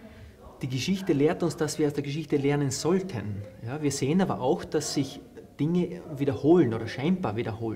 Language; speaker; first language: German; native; German